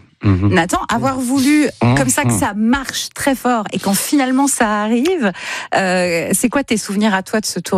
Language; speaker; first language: French; native; French